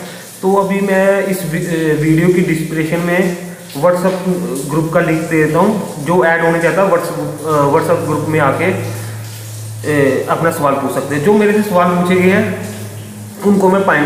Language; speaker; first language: Hindi; native; Hindi